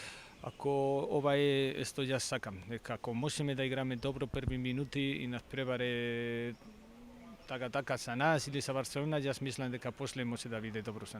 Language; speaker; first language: Macedonian; non-native, learner; Spanish